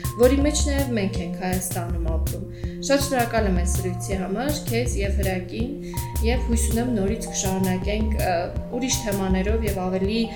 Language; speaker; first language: Armenian; early bilingual, heritage; Armenian